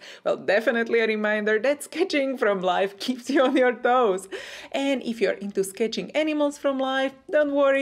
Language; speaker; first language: English; non-native, fluent; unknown